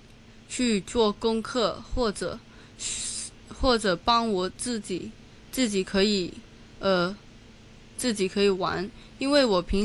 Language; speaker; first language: Chinese; non-native, local second language; Cantonese